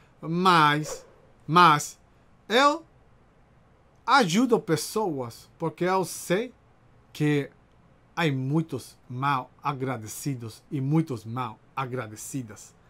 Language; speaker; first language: Portuguese; non-native, learner; Spanish